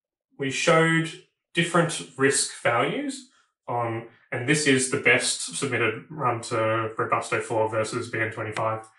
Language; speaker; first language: English; native; English